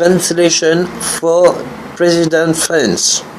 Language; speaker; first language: English; non-native, learner; French